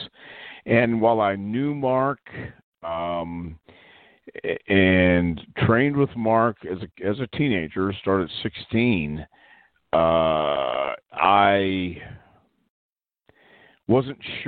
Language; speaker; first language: English; native; English